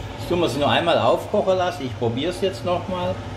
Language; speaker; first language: German; native; German